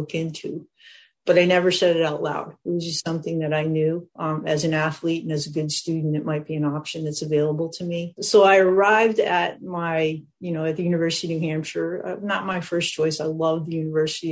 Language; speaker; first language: English; native; English